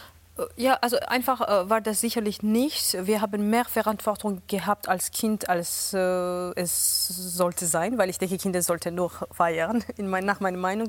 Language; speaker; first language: German; non-native, fluent; Georgian